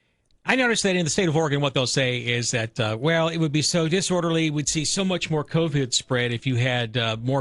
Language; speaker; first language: English; native; English